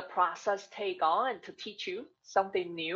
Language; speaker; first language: English; non-native, fluent; Chinese